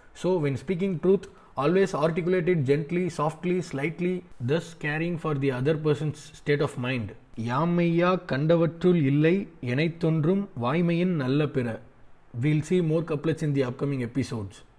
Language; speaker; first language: English; non-native, local second language; Tamil